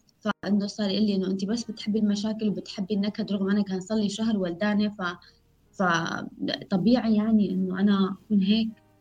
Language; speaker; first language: Arabic; non-native, local second language; Kurdish